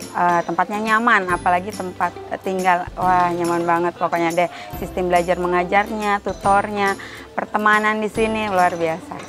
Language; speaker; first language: Indonesian; native; Indonesian